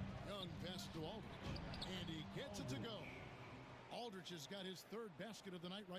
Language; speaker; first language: English; native; English